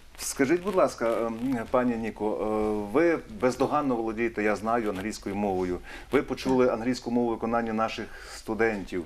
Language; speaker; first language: Ukrainian; native; Ukrainian